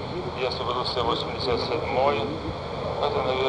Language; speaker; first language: Russian; non-native, fluent; Lithuanian